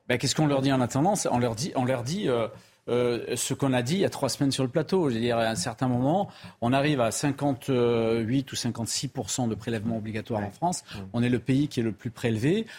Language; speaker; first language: French; native; French